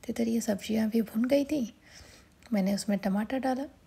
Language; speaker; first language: Hindi; native; Hindi